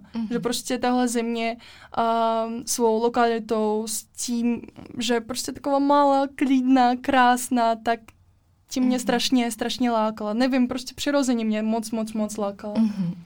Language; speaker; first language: Czech; non-native, fluent; Russian